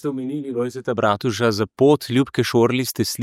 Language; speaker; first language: Slovenian; native; Slovenian